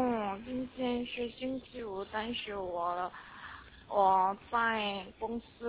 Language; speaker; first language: Chinese; non-native, learner; Korean